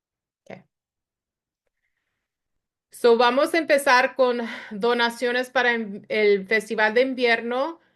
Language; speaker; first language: Spanish; early bilingual, other home language; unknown